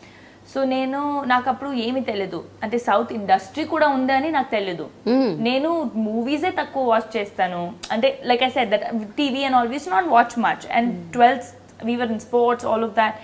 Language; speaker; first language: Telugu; non-native, learner; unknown